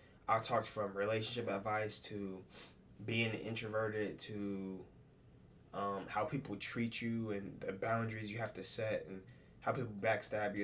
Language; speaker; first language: English; native; English